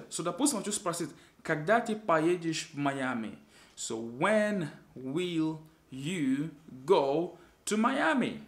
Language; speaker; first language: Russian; non-native, fluent; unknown